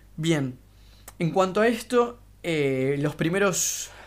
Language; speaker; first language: Spanish; native; Spanish